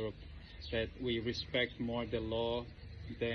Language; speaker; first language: English; non-native, fluent; Portuguese